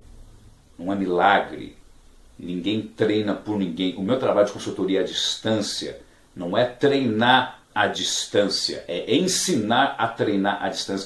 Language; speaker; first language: Portuguese; native; Portuguese